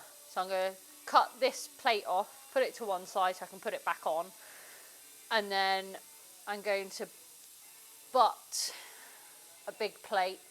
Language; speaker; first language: English; native; English